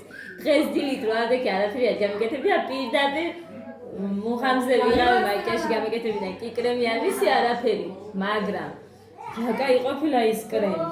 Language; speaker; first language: Georgian; native; Georgian